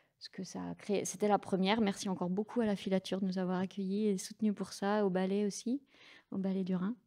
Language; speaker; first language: French; native; French